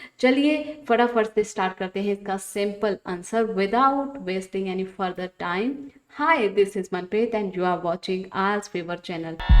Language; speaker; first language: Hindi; non-native, local second language; Punjabi